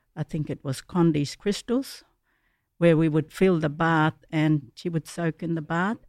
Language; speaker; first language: English; native; English